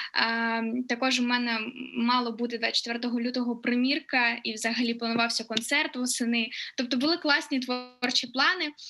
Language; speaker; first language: Ukrainian; non-native, local second language; Russian